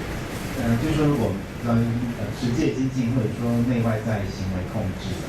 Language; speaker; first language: Chinese; native; Chinese